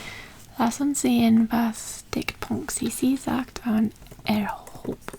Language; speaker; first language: German; non-native, learner; English